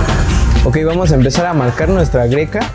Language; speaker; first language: Spanish; native; Spanish